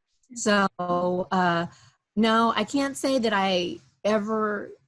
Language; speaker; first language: English; native; English